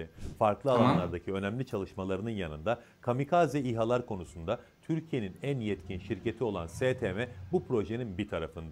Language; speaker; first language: Turkish; native; Turkish